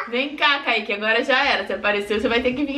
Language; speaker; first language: Portuguese; native; Portuguese